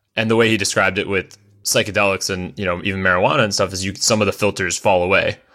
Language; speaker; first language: English; native; English